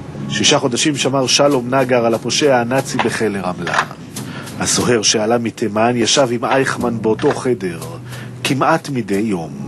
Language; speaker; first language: Hebrew; native; Hebrew